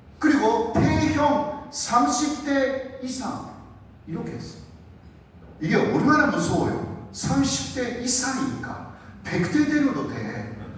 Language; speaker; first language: Korean; non-native, fluent; Japanese